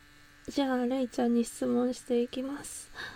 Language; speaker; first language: Japanese; native; Japanese